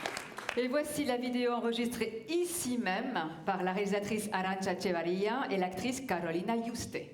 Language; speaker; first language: French; native; French